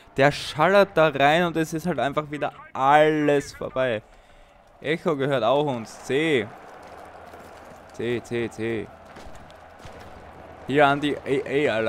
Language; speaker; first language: German; native; German